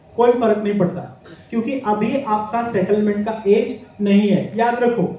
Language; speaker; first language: Hindi; non-native, local second language; Marathi